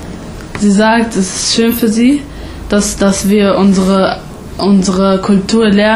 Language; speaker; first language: German; early bilingual, other home language; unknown